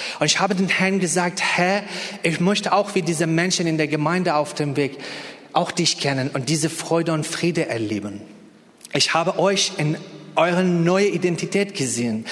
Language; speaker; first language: German; non-native, fluent; Persian